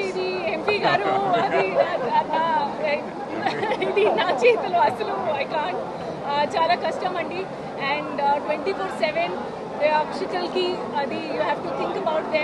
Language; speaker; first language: Telugu; non-native, fluent; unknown